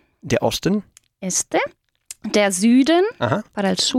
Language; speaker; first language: German; non-native, fluent; Spanish